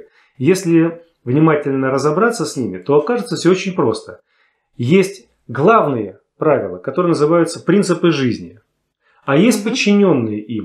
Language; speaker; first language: Russian; native; Russian